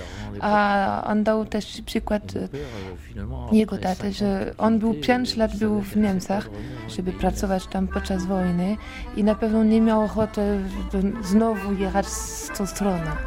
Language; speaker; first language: Polish; non-native, learner; French